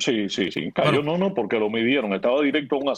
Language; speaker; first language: Spanish; native; Spanish